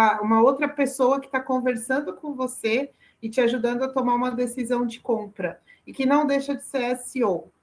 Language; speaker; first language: Portuguese; early bilingual, other home language; Arabic